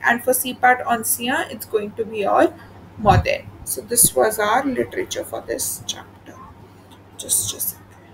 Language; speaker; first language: English; non-native, local second language; Hindi